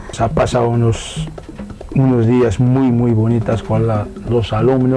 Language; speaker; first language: Spanish; non-native, learner; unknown